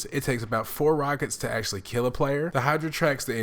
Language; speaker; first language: English; native; English